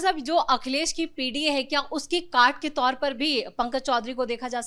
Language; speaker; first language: Hindi; native; Hindi